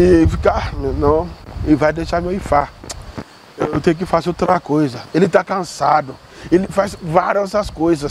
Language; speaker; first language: Portuguese; non-native, learner; Yoruba